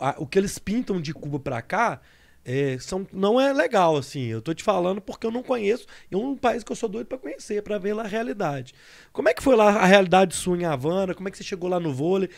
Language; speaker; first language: Portuguese; native; Portuguese